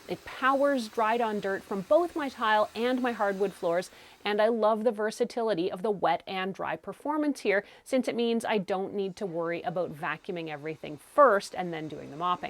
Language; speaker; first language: English; native; English